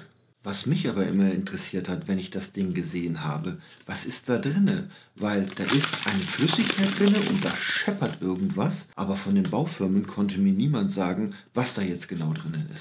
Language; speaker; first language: German; native; German